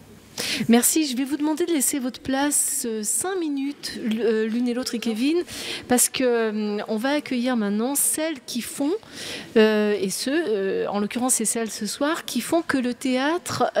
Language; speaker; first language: French; native; French